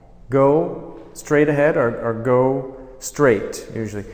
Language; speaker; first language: English; native; English